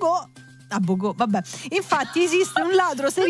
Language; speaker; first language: Italian; native; Italian